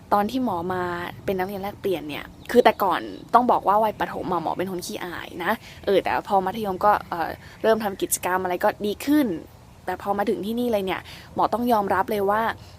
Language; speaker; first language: Thai; native; Thai